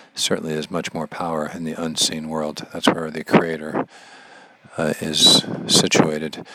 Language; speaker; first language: English; native; English